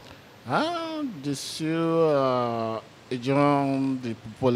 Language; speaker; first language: French; non-native, learner; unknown